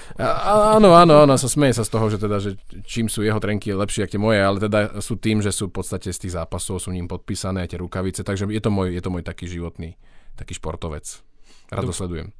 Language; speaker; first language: Slovak; native; Slovak